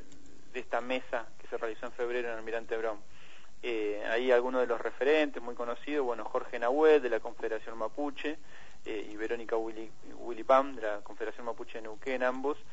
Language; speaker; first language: Spanish; native; Spanish